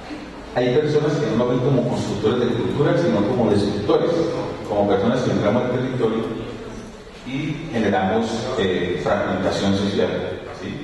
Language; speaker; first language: Spanish; native; Spanish